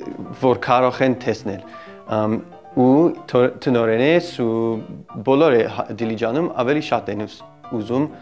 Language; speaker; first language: Armenian; non-native, learner; English